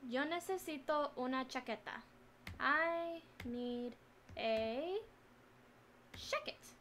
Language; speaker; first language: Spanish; non-native, learner; English